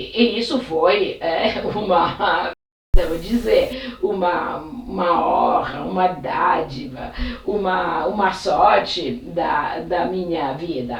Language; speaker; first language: Portuguese; non-native, fluent; Italian